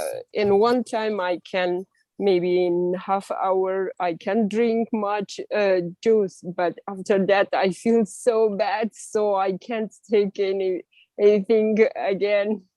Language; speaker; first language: English; non-native, learner; Russian